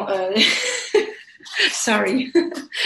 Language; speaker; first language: English; non-native, learner; French